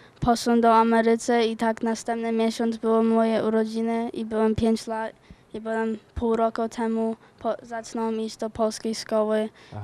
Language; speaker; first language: Polish; early bilingual, other home language; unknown